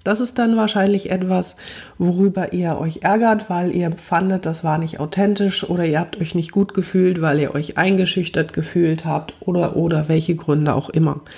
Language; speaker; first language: German; native; German